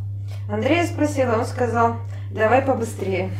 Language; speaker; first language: Russian; native; Russian